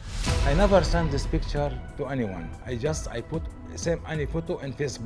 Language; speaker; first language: English; non-native, learner; Arabic